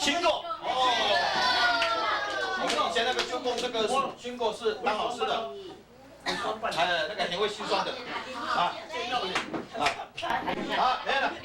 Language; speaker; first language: Chinese; non-native, local second language; Amis